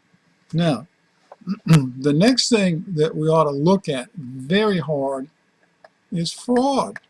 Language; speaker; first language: English; native; English